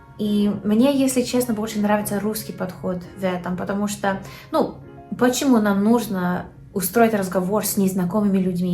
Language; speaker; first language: Russian; non-native, learner; English